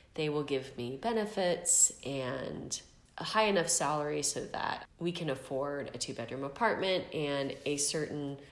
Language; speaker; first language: English; native; English